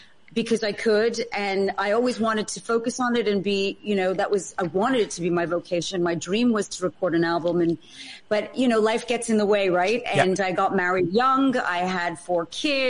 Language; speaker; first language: English; native; English